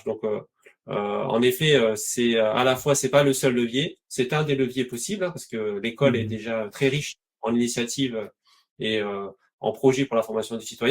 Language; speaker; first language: French; native; French